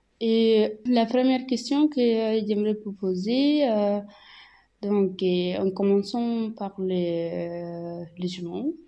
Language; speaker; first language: French; non-native, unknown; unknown